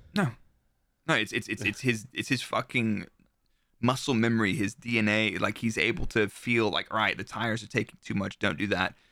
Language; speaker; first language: English; native; English